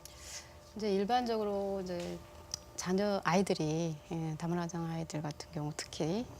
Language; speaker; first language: Korean; native; Korean